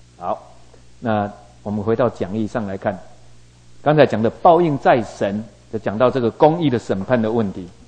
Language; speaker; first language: Chinese; native; Chinese